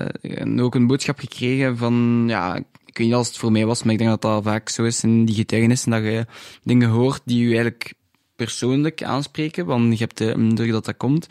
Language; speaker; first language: Dutch; non-native, local second language; French